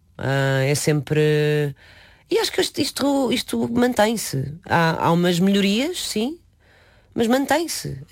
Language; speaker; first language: Portuguese; early bilingual, other home language; Chinese